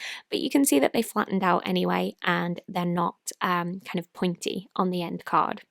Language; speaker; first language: English; native; English